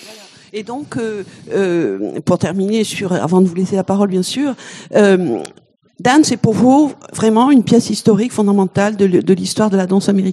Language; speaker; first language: French; native; French